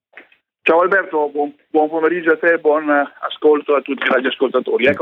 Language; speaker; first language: Italian; native; Italian